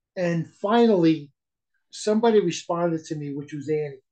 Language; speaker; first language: English; native; English